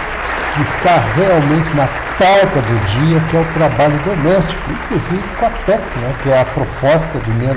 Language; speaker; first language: Portuguese; native; Portuguese